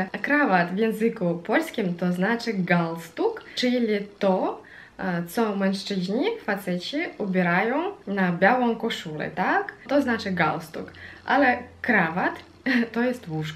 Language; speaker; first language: Polish; non-native, fluent; Russian